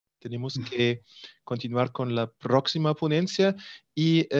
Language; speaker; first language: Spanish; non-native, fluent; German